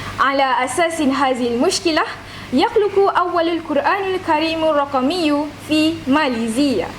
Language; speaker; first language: Arabic; non-native, learner; Malay